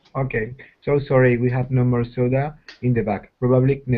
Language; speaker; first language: English; non-native, learner; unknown